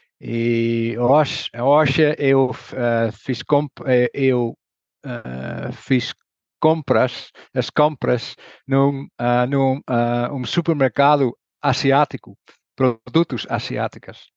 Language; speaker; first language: Portuguese; non-native, learner; Dutch